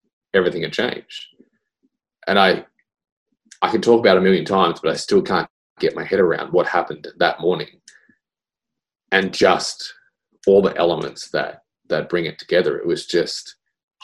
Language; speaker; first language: English; native; English